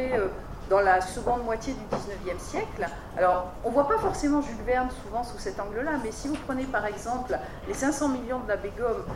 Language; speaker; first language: French; native; French